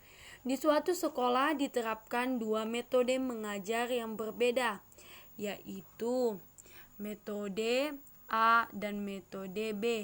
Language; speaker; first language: Indonesian; native; Indonesian